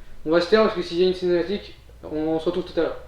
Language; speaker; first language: French; native; French